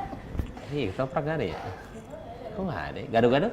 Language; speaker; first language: Indonesian; native; Indonesian